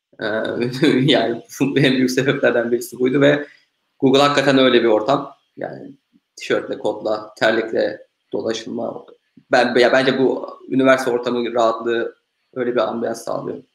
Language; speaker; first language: Turkish; native; Turkish